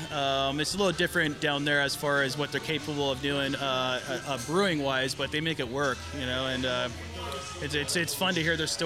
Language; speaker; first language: English; native; English